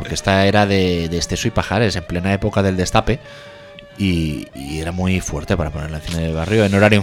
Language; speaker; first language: Spanish; native; Spanish